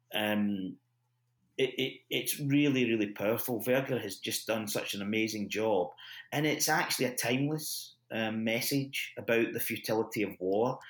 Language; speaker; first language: English; native; English